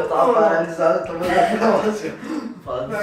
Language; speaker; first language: Portuguese; native; Portuguese